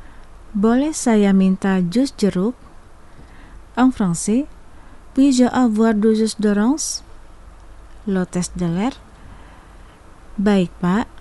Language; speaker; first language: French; non-native, fluent; Indonesian